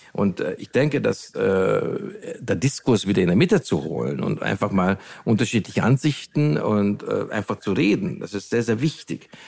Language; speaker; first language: German; non-native, fluent; Hungarian